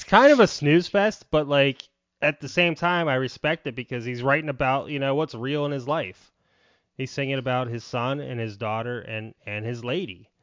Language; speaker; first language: English; native; English